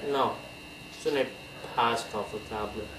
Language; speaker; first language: French; non-native, learner; English